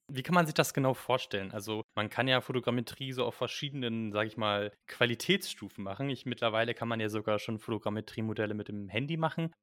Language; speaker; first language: German; native; German